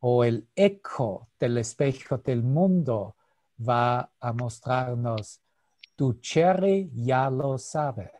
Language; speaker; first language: Spanish; non-native, fluent; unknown